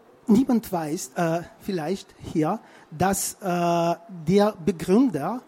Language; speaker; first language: German; non-native, fluent; Russian